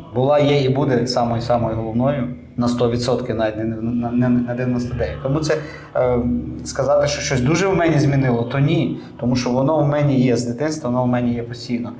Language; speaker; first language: Ukrainian; native; Ukrainian